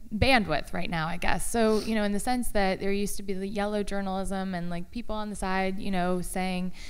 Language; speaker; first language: English; native; English